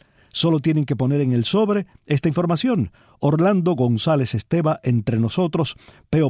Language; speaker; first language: Spanish; native; Spanish